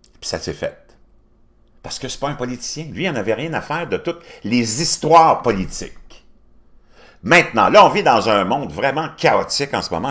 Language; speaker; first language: French; native; French